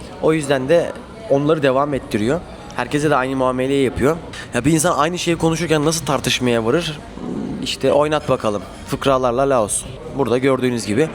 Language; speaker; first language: Turkish; native; Turkish